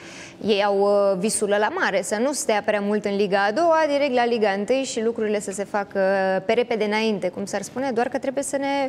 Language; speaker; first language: Romanian; native; Romanian